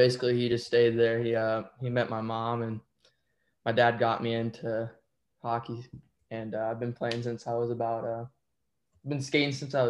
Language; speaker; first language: English; native; English